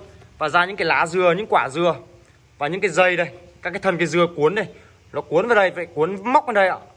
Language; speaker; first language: Vietnamese; native; Vietnamese